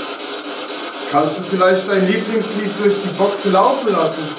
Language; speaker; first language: German; native; German